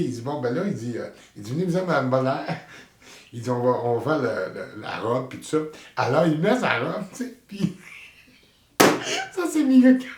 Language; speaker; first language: French; native; French